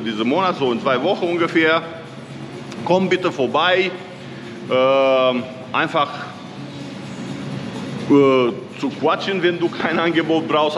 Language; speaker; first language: German; non-native, learner; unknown